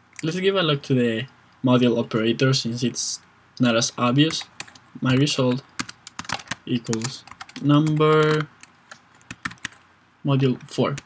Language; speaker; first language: English; non-native, fluent; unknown